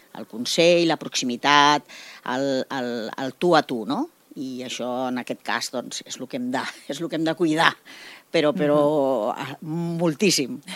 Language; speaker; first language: Catalan; native; Catalan